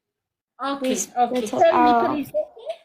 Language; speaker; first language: English; non-native, learner; Amharic